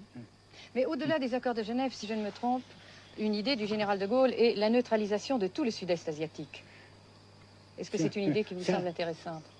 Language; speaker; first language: French; native; French